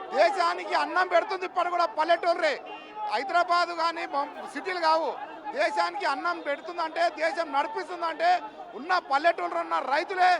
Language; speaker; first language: Telugu; native; Telugu